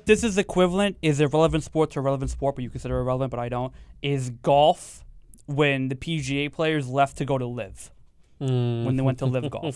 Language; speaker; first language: English; native; English